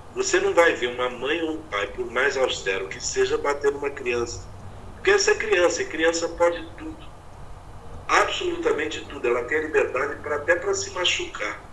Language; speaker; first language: Portuguese; native; Portuguese